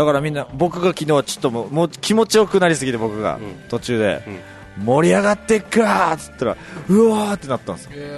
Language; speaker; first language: Japanese; native; Japanese